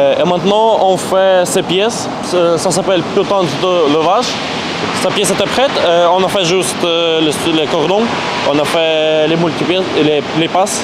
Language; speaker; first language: French; non-native, learner; Ukrainian